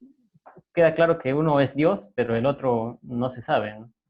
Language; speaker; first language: Spanish; native; Spanish